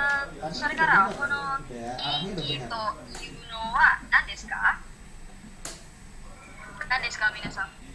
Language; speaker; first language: Japanese; non-native, learner; Indonesian